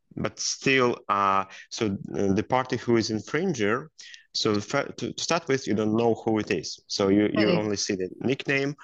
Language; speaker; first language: English; non-native, fluent; Russian